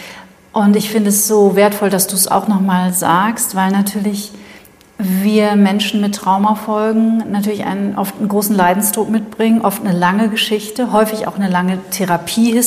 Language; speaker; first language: German; native; German